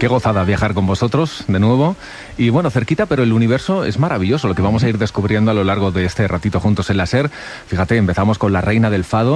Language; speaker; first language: Spanish; native; Spanish